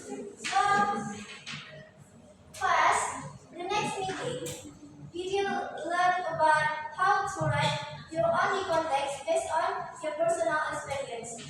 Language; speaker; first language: English; non-native, learner; Indonesian